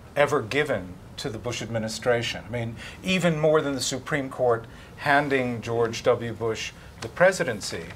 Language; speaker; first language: English; native; English